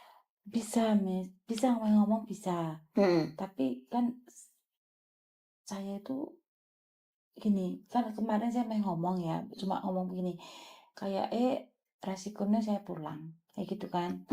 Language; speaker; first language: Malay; non-native, local second language; Javanese